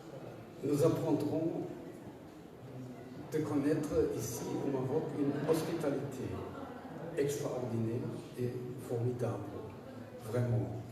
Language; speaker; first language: French; non-native, learner; German